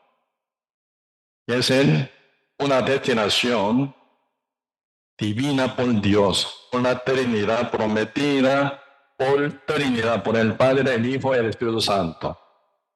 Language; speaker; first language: Spanish; non-native, learner; Korean